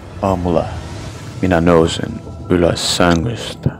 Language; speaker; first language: Finnish; non-native, learner; Portuguese